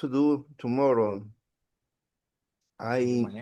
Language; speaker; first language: English; non-native, learner; Spanish